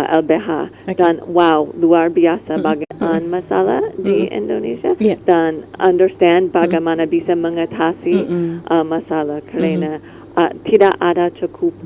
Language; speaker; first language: Indonesian; non-native, learner; English